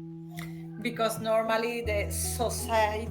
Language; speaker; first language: English; non-native, learner; Spanish